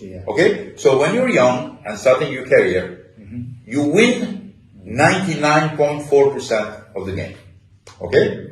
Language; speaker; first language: English; non-native, fluent; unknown